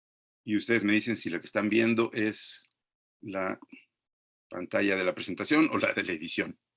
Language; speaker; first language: Spanish; native; Spanish